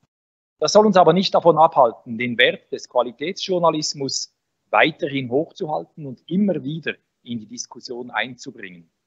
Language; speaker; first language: German; native; German